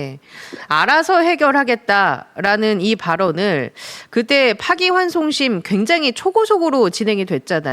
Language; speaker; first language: Korean; native; Korean